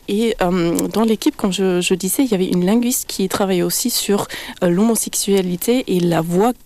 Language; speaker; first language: French; non-native, fluent; German